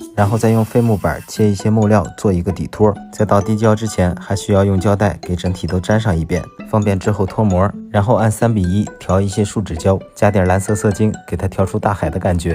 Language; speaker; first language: Chinese; native; Chinese